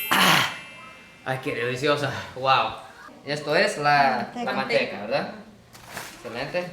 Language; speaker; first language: Spanish; non-native, fluent; Japanese